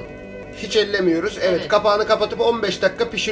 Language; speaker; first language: Turkish; native; Turkish